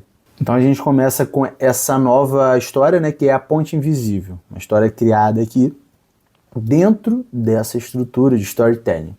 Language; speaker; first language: Portuguese; native; Portuguese